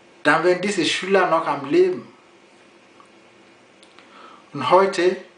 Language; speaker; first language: German; non-native, fluent; Yoruba